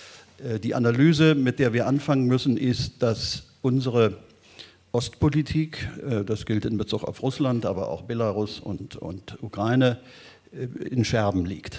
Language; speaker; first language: German; native; German